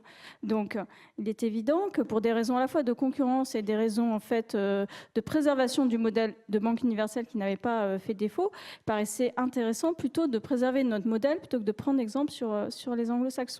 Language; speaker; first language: French; native; French